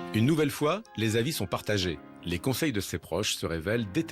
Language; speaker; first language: French; native; French